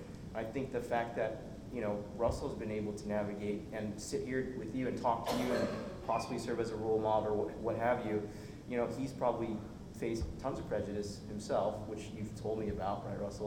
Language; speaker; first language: English; native; English